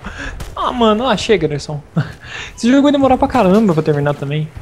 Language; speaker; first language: Portuguese; native; Portuguese